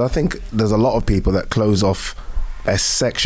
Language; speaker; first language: English; native; English